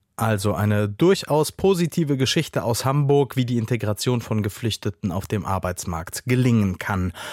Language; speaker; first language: German; native; German